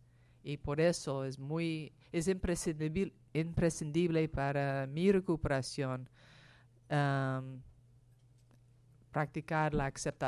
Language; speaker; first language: Spanish; non-native, fluent; English